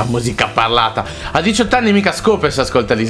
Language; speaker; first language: Italian; native; Italian